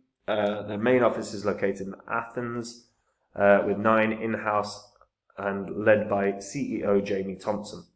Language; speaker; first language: English; native; English